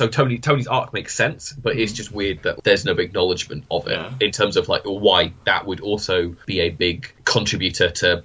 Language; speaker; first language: English; native; English